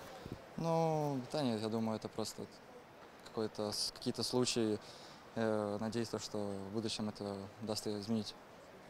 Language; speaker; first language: Russian; non-native, local second language; Ukrainian